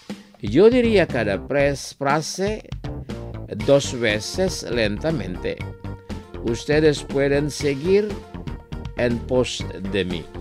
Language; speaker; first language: Spanish; non-native, fluent; Indonesian